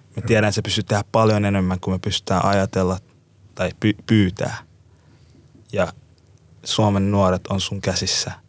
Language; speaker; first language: Finnish; native; Finnish